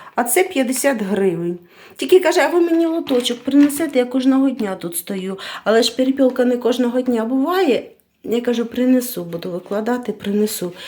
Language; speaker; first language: Ukrainian; non-native, local second language; Russian